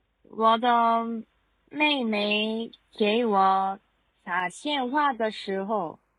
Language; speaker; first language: Chinese; non-native, learner; Korean